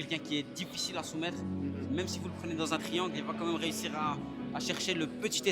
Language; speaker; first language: French; native; French